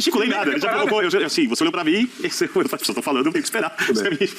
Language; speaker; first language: Portuguese; native; Portuguese